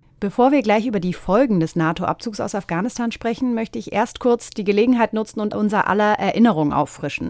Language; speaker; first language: German; native; German